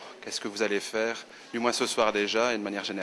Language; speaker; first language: French; native; French